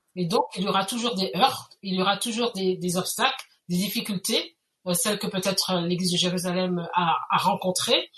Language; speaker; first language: French; native; French